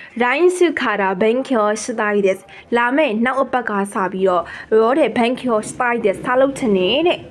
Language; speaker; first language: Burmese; native; Burmese